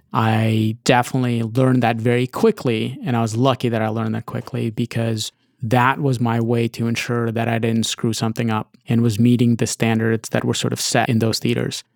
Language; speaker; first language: English; early bilingual, other home language; Russian